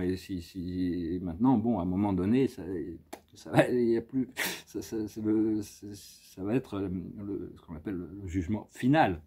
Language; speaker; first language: French; native; French